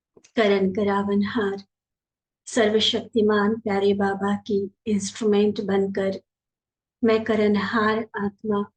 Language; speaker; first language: Hindi; native; Hindi